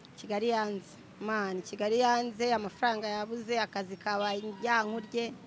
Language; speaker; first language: Kinyarwanda; native; Kinyarwanda